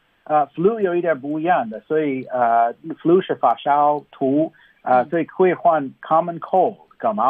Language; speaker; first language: Chinese; non-native, fluent; English